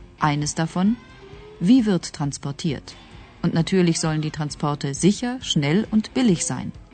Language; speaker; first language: German; native; German